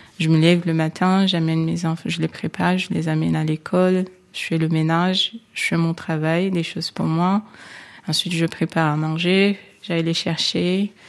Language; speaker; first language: French; non-native, local second language; Kinyarwanda